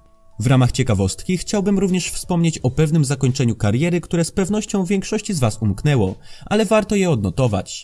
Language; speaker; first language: Polish; native; Polish